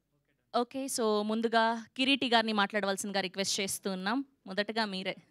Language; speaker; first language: Telugu; native; Telugu